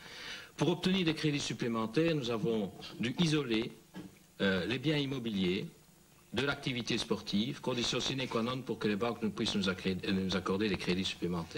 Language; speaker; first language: French; native; French